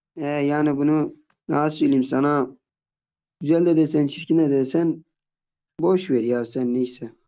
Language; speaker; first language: Turkish; native; Turkish